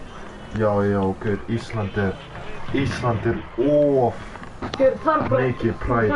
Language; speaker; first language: Icelandic; early bilingual, heritage; Icelandic